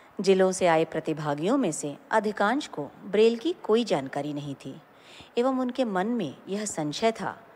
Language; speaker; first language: Hindi; native; Hindi